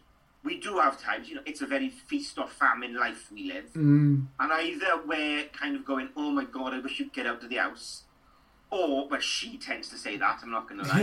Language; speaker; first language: English; native; English